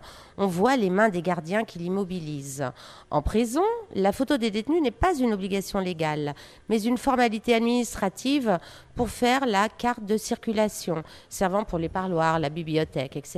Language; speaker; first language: French; native; French